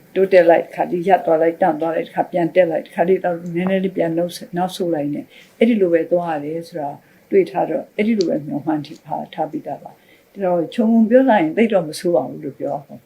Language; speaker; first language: Burmese; native; Burmese